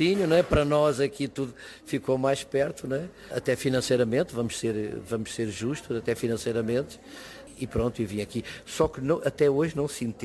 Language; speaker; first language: Portuguese; native; Portuguese